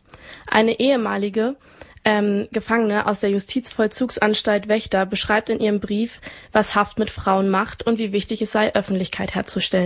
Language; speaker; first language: German; native; German